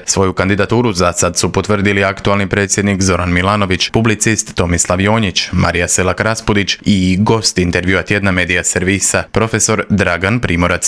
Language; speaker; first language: Croatian; native; Croatian